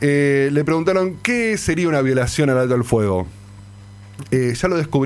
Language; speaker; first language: Spanish; native; Spanish